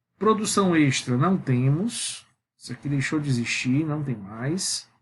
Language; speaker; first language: Portuguese; native; Portuguese